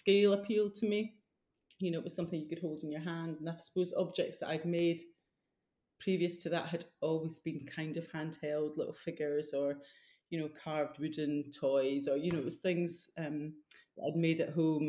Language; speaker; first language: English; native; English